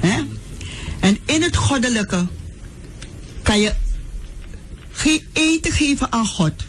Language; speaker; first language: Dutch; non-native, local second language; Sranan Tongo